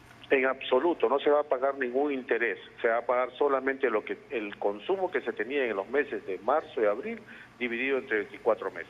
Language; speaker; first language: Spanish; native; Spanish